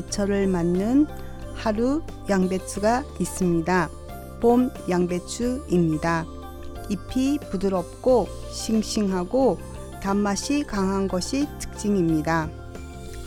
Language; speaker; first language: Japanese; non-native, fluent; Korean